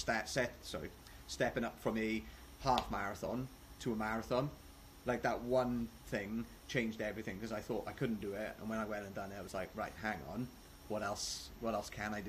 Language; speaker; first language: English; native; English